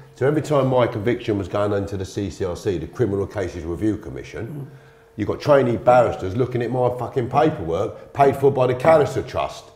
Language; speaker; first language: English; native; English